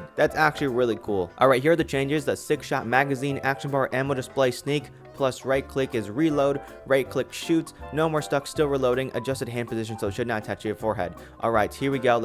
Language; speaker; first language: English; native; English